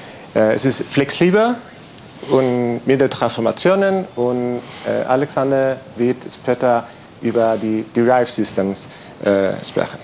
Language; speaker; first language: German; non-native, learner; Spanish